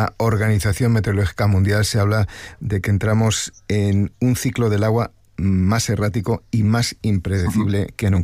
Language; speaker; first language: Spanish; native; Spanish